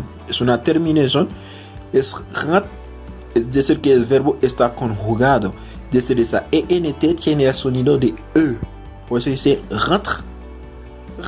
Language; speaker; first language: Spanish; non-native, fluent; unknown